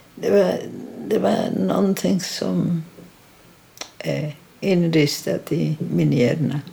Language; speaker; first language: Swedish; non-native, fluent; Polish